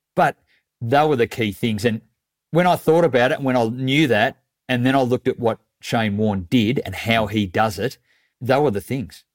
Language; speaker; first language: English; native; English